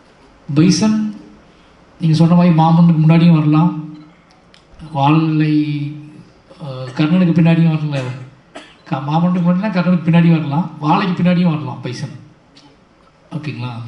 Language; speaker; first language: Tamil; native; Tamil